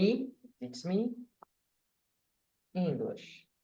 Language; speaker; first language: English; non-native, fluent; Portuguese